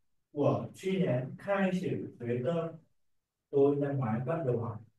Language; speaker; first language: Chinese; non-native, learner; Vietnamese